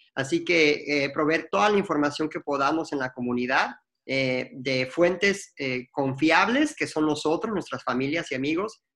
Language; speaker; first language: Spanish; native; Spanish